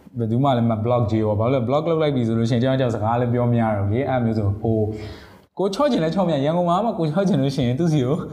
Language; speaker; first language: Burmese; native; Burmese